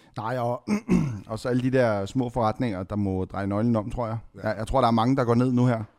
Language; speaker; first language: Danish; early bilingual, other home language; Arabic